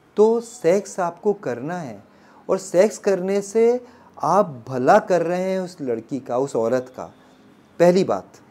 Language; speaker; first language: Hindi; native; Hindi